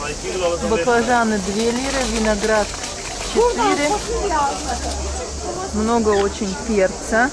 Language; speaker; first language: Russian; native; Russian